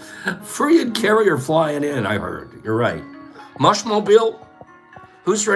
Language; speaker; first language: English; native; English